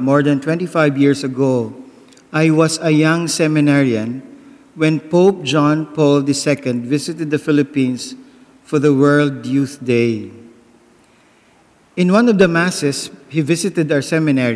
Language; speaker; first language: English; non-native, local second language; Bikol